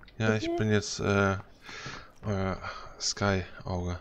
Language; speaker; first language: German; native; German